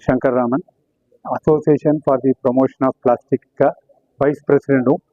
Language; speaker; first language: Hindi; non-native, local second language; Tamil